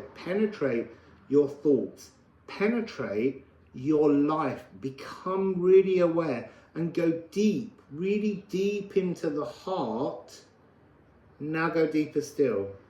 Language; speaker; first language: English; native; English